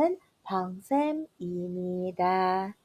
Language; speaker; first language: Korean; non-native, fluent; Indonesian